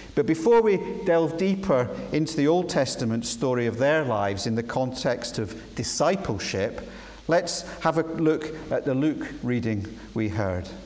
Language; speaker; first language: English; native; English